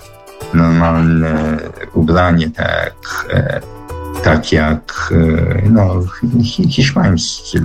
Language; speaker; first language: Polish; early bilingual, heritage; Polish